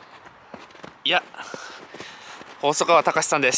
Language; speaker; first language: Japanese; native; Japanese